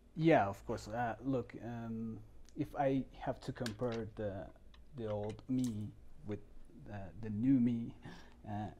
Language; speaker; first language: English; non-native, fluent; Spanish